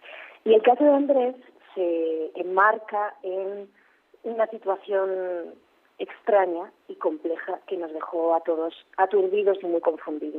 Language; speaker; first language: Spanish; native; Spanish